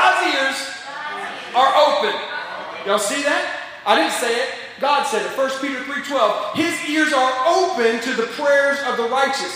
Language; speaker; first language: English; native; English